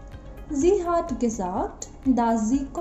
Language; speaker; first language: German; non-native, fluent; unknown